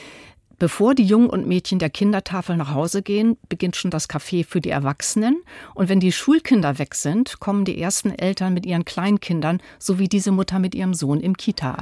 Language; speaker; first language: German; native; German